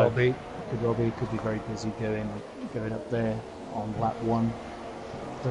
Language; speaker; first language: English; native; English